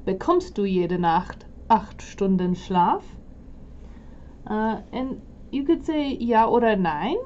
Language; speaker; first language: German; non-native, fluent; English